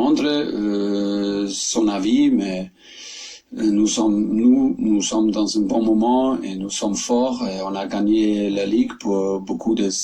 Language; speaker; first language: French; non-native, learner; German